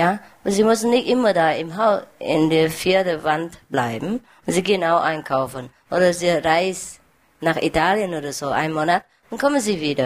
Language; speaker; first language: German; non-native, learner; Vietnamese